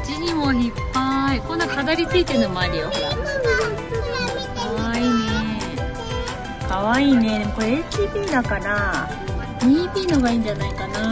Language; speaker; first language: Japanese; native; Japanese